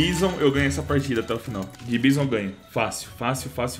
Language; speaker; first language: Portuguese; native; Portuguese